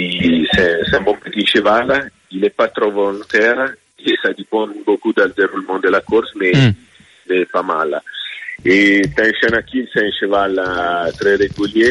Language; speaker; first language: French; non-native, fluent; Italian